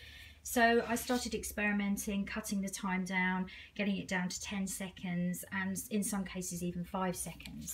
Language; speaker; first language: English; native; English